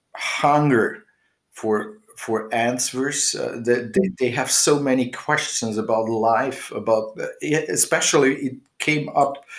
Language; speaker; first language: English; non-native, fluent; German